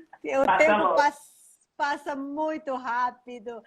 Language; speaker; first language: Portuguese; native; Portuguese